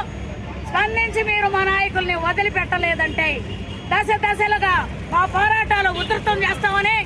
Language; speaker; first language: Telugu; native; Telugu